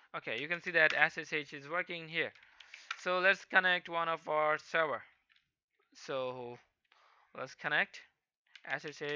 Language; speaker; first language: English; non-native, local second language; Hindi